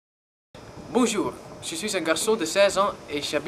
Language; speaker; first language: French; non-native, learner; Dutch